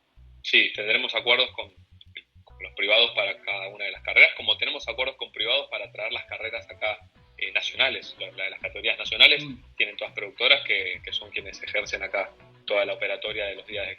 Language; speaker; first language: Spanish; native; Spanish